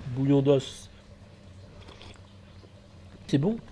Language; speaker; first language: French; native; French